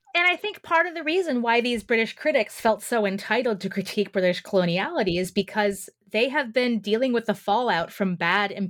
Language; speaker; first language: English; native; English